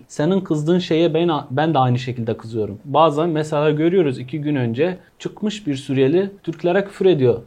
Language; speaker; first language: Turkish; non-native, fluent; Arabic